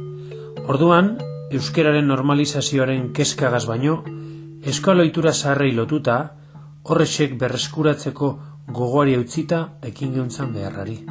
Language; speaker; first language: Basque; native; Basque